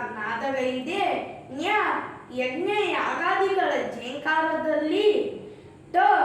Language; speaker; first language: Kannada; native; Kannada